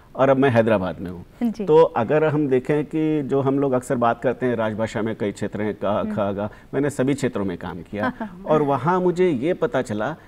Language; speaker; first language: Hindi; native; Hindi